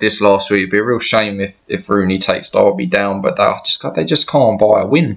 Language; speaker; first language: English; native; English